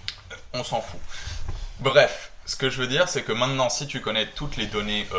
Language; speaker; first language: French; native; French